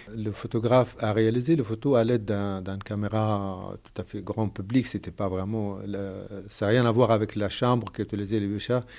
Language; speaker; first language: French; non-native, fluent; Arabic